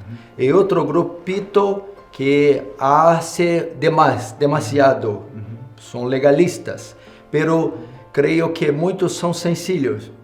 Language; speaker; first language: Spanish; non-native, learner; Portuguese